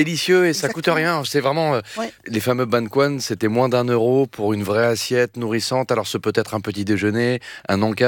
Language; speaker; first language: French; native; French